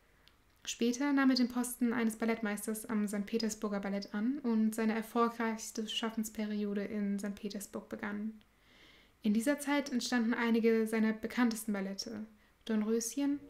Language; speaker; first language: German; native; German